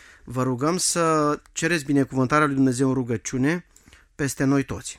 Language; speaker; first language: Romanian; native; Romanian